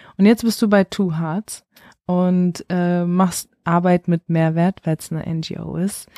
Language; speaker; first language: German; native; German